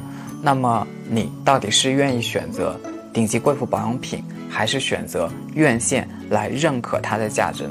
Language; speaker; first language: Chinese; native; Chinese